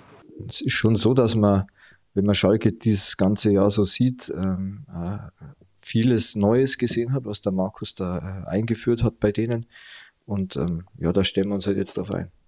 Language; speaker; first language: German; native; German